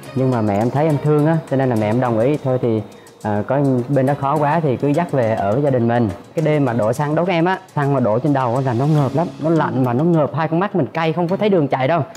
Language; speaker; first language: Vietnamese; native; Vietnamese